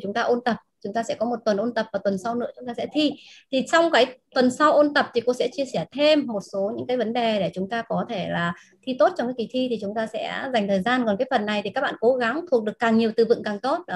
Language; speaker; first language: Vietnamese; native; Vietnamese